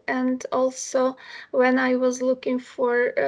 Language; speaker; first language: English; non-native, fluent; Ukrainian